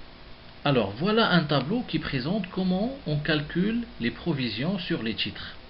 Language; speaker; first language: French; non-native, local second language; Arabic